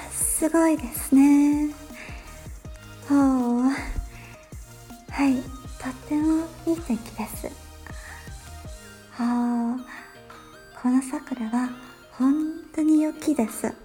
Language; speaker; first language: Japanese; non-native, learner; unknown